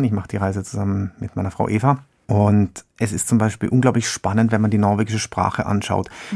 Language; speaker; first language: German; native; German